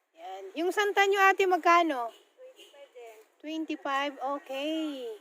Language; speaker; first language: Filipino; non-native, local second language; Waray